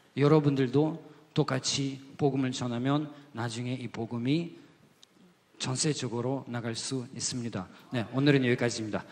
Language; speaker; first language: Korean; non-native, fluent; Russian